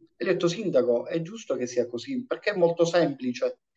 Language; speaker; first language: Italian; native; Italian